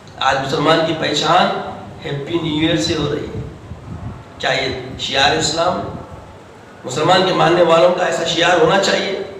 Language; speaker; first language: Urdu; native; Urdu